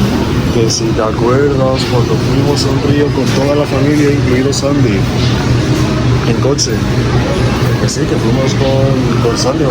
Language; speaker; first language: Spanish; native; Spanish